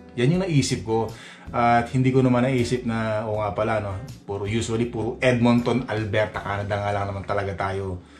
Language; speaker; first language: Filipino; native; Filipino